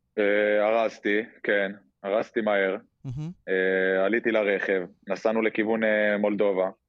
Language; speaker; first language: Hebrew; native; Hebrew